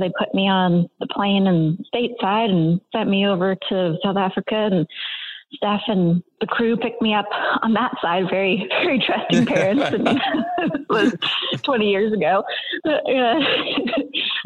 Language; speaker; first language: English; native; English